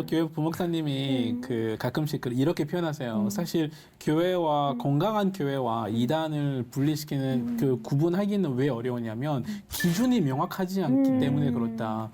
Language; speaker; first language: Korean; non-native, fluent; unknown